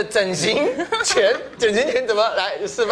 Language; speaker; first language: Chinese; native; Chinese